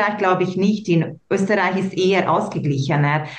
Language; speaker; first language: German; non-native, local second language; Hungarian